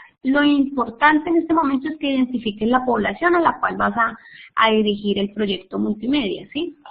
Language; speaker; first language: Spanish; native; Spanish